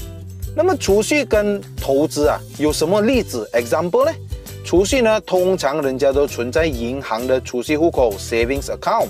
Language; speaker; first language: Chinese; native; Chinese